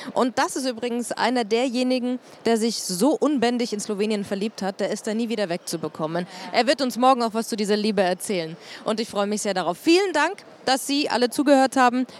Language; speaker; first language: German; native; German